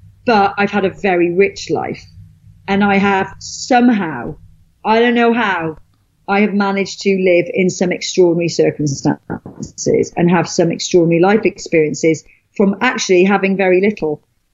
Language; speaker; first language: English; native; English